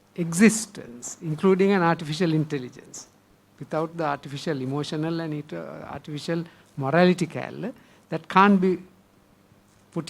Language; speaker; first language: English; non-native, local second language; Sinhala